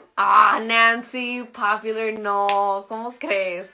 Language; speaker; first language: Spanish; early bilingual, heritage; Spanish